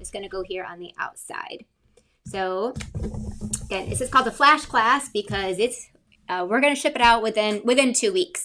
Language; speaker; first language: English; native; English